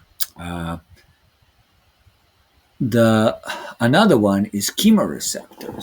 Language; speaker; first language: English; non-native, fluent; Serbian